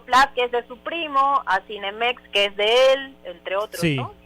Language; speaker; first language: Spanish; native; Spanish